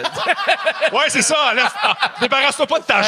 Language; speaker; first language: French; native; French